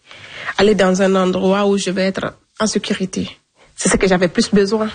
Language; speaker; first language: French; non-native, local second language; Fula